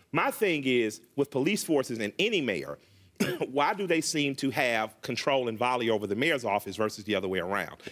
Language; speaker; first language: English; native; English